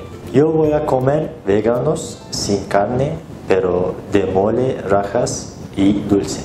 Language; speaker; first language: Spanish; non-native, learner; Turkish